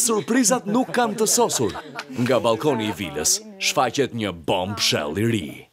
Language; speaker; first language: Albanian; native; Albanian